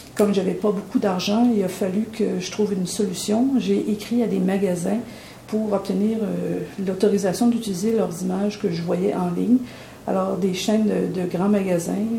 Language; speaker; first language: French; native; French